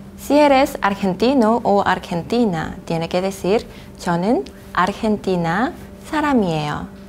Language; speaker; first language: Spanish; non-native, fluent; Korean